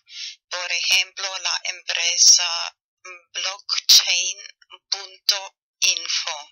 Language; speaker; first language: Spanish; non-native, fluent; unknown